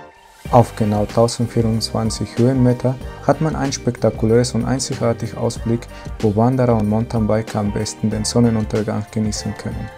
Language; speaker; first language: German; non-native, fluent; Spanish